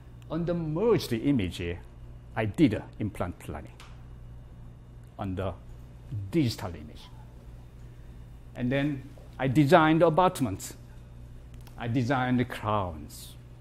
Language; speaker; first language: English; non-native, fluent; Korean